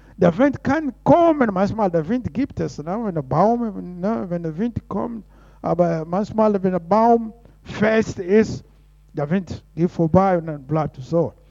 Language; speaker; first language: German; non-native, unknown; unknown